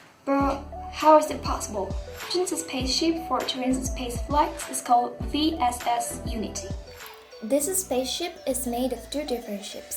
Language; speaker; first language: English; non-native, fluent; Spanish